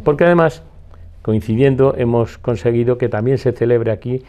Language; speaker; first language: Spanish; native; Spanish